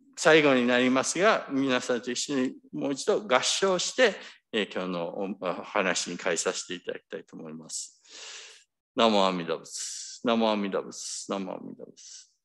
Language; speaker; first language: Japanese; early bilingual, heritage; Japanese